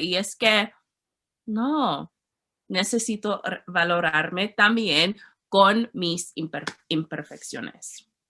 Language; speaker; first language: Spanish; non-native, learner; English